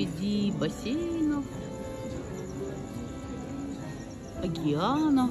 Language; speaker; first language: Russian; native; Russian